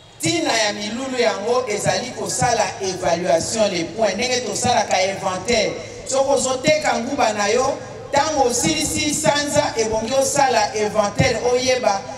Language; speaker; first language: Lingala; native; Lingala